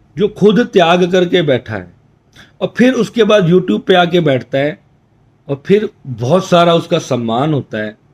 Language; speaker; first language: Hindi; native; Hindi